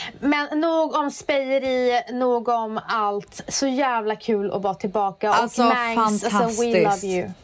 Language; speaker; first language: Swedish; native; Swedish